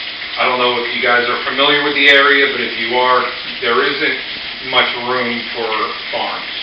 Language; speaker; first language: English; native; English